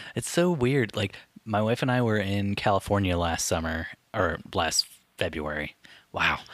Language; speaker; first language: English; native; English